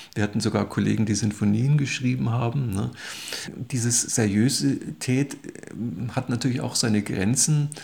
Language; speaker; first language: German; native; German